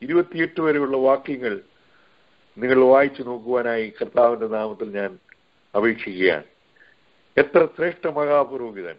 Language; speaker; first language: Malayalam; native; Malayalam